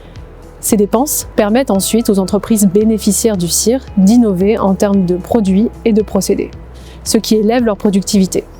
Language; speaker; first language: French; native; French